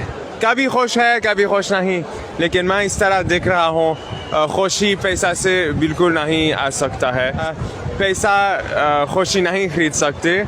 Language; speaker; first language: Hindi; non-native, learner; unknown